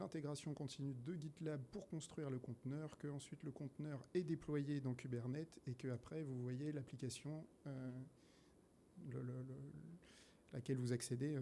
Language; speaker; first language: French; native; French